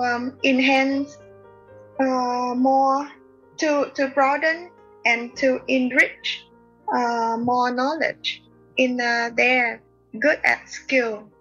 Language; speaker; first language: English; non-native, learner; Vietnamese